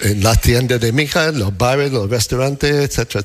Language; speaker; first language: Spanish; non-native, learner; English